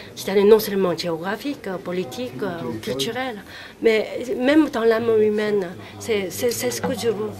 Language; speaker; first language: French; non-native, fluent; Korean